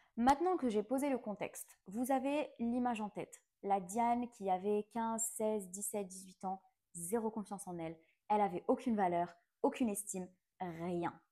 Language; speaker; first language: French; non-native, local second language; Arabic